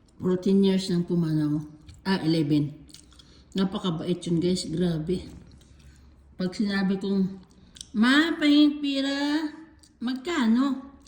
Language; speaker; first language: Filipino; native; Filipino